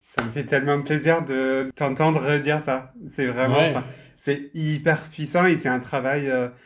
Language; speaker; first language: French; non-native, fluent; English